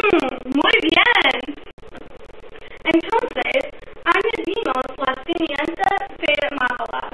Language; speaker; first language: Spanish; non-native, learner; English